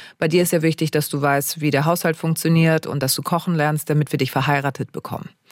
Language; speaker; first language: German; native; German